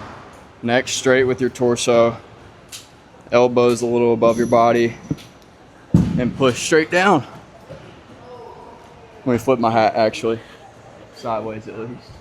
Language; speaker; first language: English; native; English